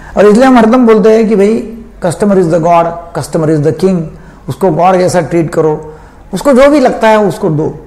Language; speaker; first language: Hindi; non-native, local second language; Marathi